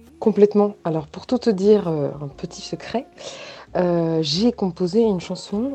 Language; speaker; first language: French; native; French